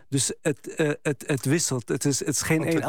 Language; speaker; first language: Dutch; non-native, fluent; Arabic